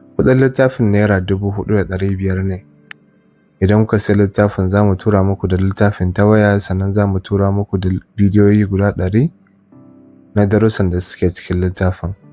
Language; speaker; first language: Hausa; native; Hausa